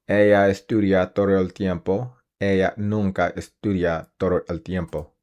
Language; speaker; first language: Spanish; non-native, learner; English